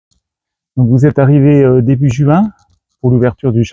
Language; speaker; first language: French; native; French